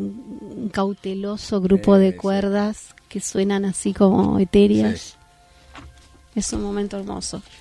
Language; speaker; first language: Spanish; native; Spanish